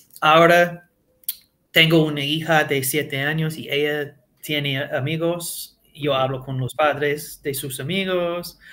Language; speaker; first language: Spanish; non-native, learner; English